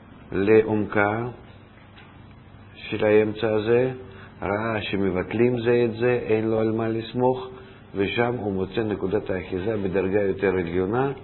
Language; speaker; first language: Hebrew; non-native, fluent; Russian